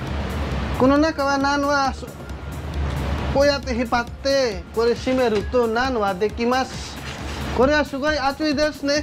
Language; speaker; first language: Japanese; non-native, learner; Nepali